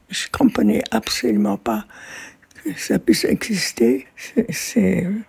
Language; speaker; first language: French; non-native, fluent; German